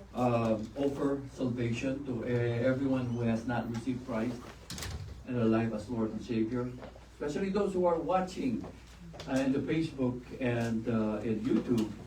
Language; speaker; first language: English; non-native, local second language; Filipino